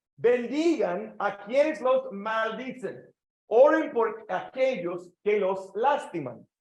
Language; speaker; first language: Spanish; non-native, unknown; English